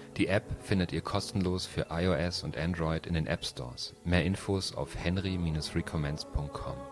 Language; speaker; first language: German; native; German